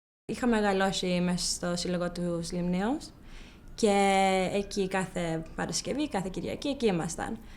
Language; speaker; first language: Greek; early bilingual, heritage; Greek